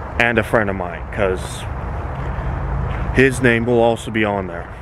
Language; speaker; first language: English; native; English